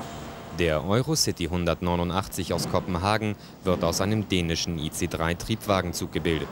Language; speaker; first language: German; native; German